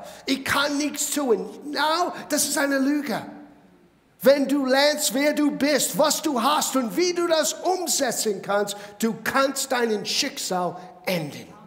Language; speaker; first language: German; non-native, fluent; English